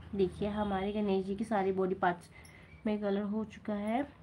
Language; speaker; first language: Hindi; native; Hindi